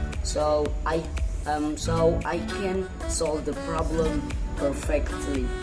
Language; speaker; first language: English; non-native, learner; Indonesian